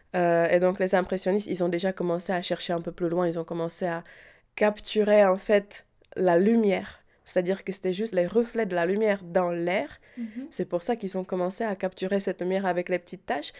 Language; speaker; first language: French; non-native, fluent; Czech